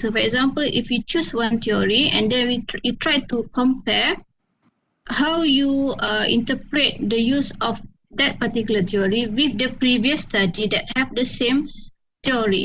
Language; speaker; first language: English; non-native, fluent; Malay